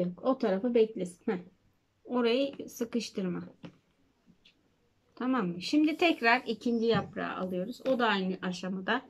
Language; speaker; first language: Turkish; native; Turkish